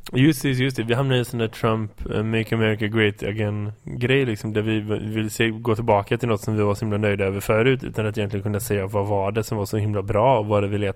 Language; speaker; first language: Swedish; native; Swedish